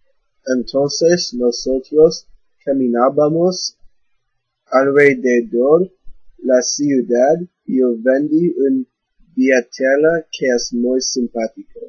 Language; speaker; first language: Spanish; non-native, learner; English